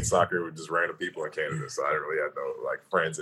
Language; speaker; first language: English; native; English